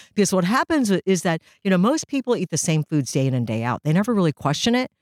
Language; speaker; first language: English; early bilingual, other home language; Japanese